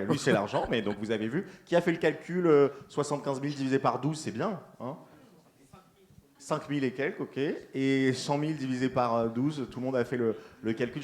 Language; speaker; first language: French; native; French